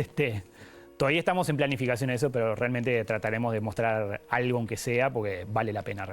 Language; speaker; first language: Spanish; native; Spanish